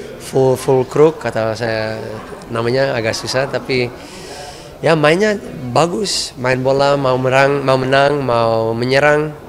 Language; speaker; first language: Indonesian; early bilingual, heritage; Dutch